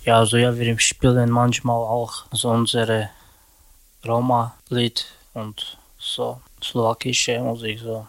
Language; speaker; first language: German; non-native, learner; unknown